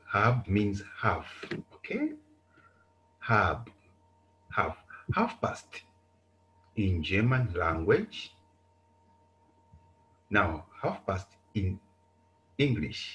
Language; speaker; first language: English; non-native, local second language; Bemba